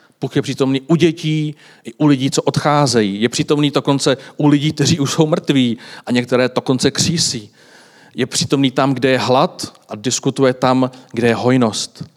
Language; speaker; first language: Czech; native; Czech